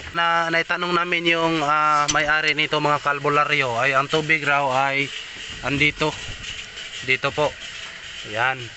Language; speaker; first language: Filipino; non-native, local second language; Cebuano